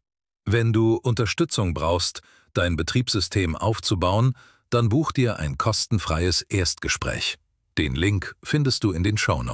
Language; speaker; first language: German; native; German